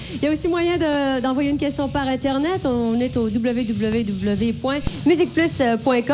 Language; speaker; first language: French; native; French